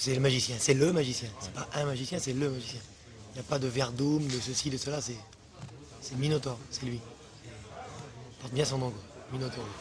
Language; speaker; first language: French; native; French